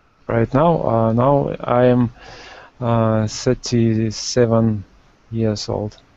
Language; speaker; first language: English; non-native, learner; Russian